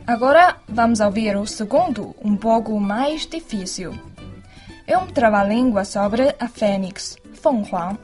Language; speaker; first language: Portuguese; non-native, fluent; Chinese